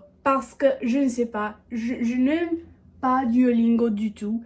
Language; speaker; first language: French; non-native, learner; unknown